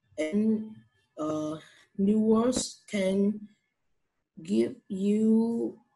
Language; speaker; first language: English; non-native, learner; Vietnamese